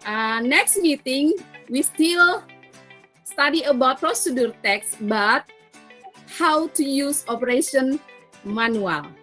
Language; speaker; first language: English; non-native, learner; Indonesian